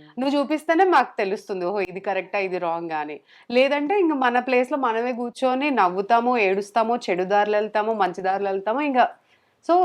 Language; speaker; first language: Telugu; native; Telugu